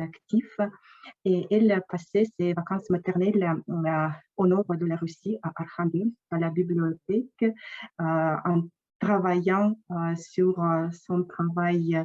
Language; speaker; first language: French; non-native, fluent; Russian